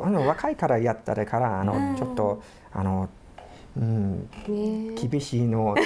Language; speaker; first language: Japanese; non-native, fluent; English